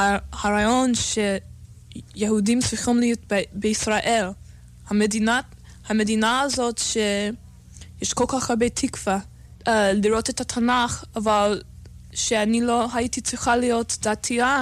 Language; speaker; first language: Hebrew; non-native, learner; English